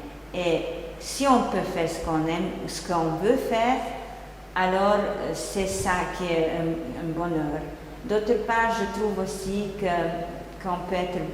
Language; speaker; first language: French; non-native, fluent; Hungarian